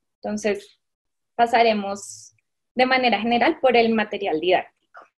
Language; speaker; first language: Spanish; native; Spanish